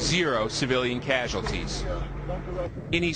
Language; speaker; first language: English; native; English